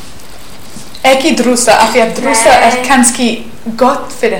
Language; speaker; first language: Icelandic; non-native, learner; English